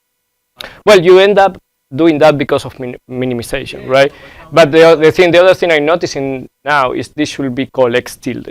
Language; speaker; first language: English; non-native, fluent; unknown